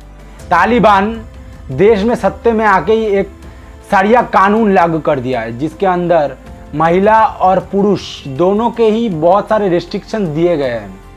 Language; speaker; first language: Hindi; non-native, local second language; Bangla